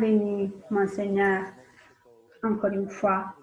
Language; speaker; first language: French; non-native, fluent; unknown